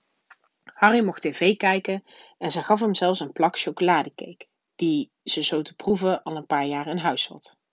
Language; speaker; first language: Dutch; native; Dutch